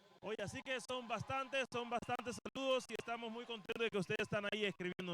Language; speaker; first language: Spanish; native; Spanish